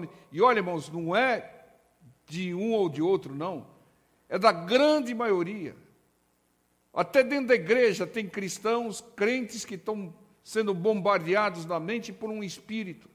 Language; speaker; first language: Portuguese; native; Portuguese